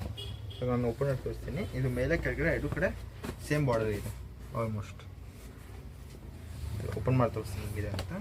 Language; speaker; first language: Kannada; non-native, local second language; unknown